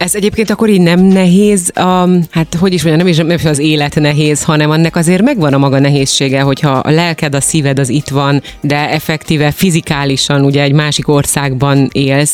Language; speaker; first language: Hungarian; native; Hungarian